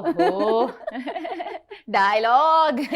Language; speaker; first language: Telugu; non-native, learner; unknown